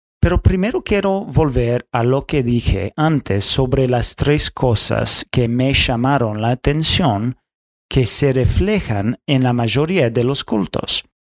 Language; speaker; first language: Spanish; non-native, fluent; English